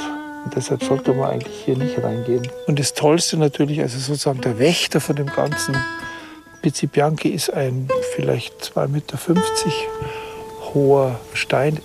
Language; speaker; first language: German; native; German